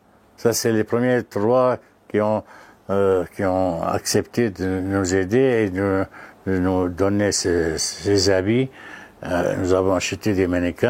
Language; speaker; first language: French; non-native, fluent; Arabic